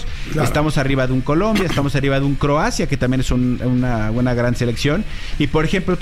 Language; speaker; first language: Spanish; native; Spanish